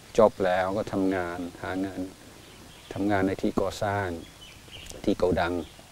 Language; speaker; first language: Thai; non-native, fluent; English